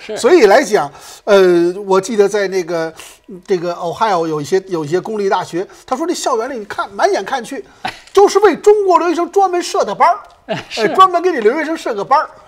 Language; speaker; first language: Chinese; native; Chinese